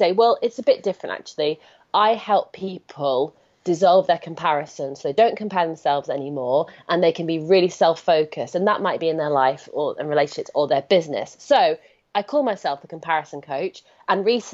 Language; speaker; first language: English; native; English